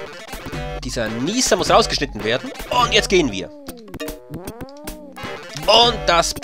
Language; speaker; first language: German; native; German